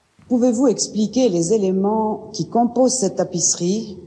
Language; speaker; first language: French; native; French